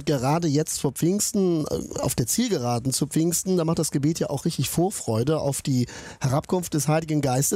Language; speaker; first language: German; native; German